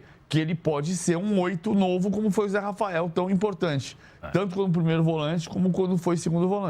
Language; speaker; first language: Portuguese; native; Portuguese